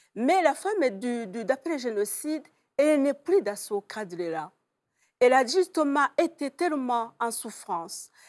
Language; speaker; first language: French; non-native, local second language; Kinyarwanda